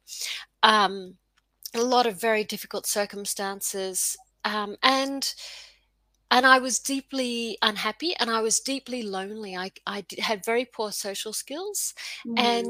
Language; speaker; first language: English; native; English